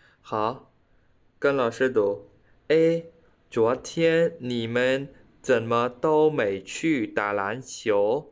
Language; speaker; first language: Chinese; non-native, fluent; Khmer